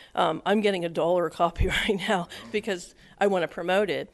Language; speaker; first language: English; native; English